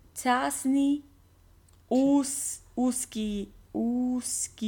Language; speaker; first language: Russian; non-native, learner; English